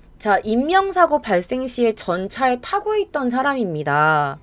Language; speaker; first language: Korean; native; Korean